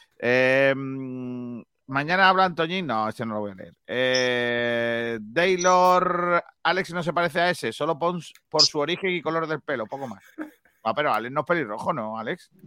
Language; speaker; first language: Spanish; native; Spanish